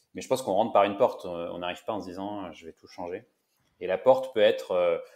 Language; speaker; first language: French; native; French